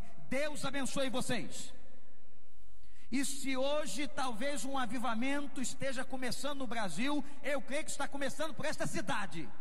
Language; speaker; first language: Portuguese; native; Portuguese